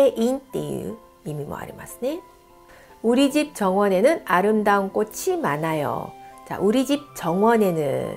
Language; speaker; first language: Japanese; non-native, fluent; Korean